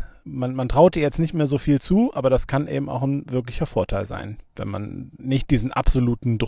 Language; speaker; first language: German; native; German